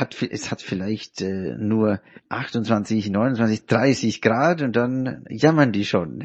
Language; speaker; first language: German; native; German